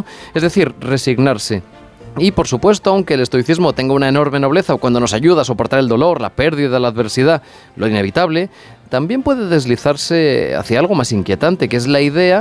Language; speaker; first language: Spanish; native; Spanish